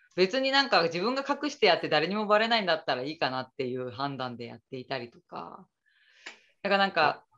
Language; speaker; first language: Japanese; native; Japanese